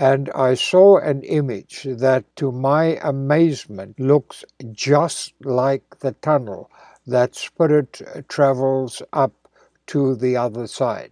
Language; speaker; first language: English; native; English